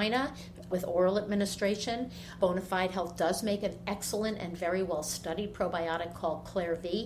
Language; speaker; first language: English; native; English